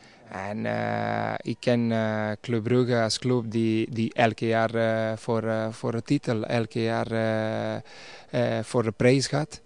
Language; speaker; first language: Dutch; non-native, fluent; Serbian